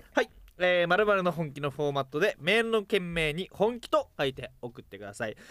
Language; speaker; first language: Japanese; early bilingual, other home language; Filipino